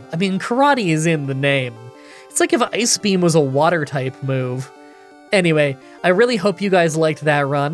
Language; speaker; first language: English; native; English